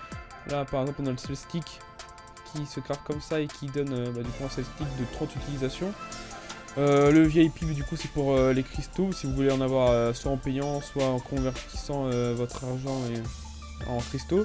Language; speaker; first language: French; native; French